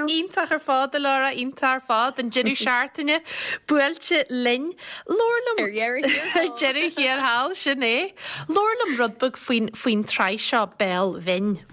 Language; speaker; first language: Irish; native; Irish